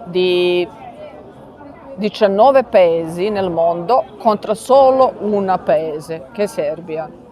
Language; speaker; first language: Italian; non-native, learner; Serbian